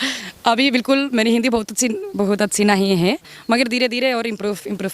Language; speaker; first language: Hindi; non-native, learner; Spanish